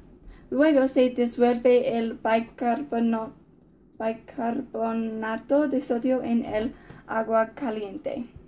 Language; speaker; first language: Spanish; non-native, learner; English